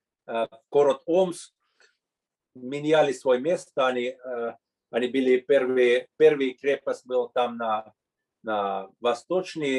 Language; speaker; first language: Russian; non-native, fluent; Finnish